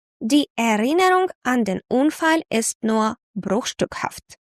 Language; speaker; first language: German; non-native, fluent; Ukrainian